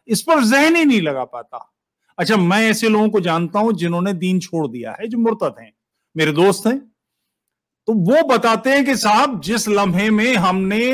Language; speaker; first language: Hindi; native; Hindi